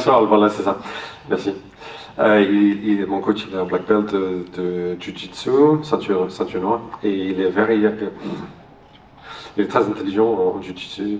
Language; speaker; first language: French; non-native, learner; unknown